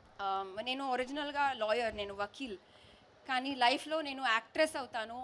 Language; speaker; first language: Telugu; non-native, learner; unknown